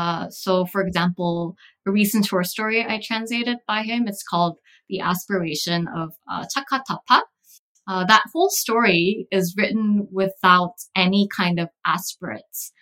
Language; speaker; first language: English; early bilingual, other home language; Korean